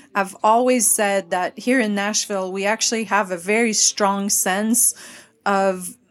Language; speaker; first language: English; non-native, fluent; French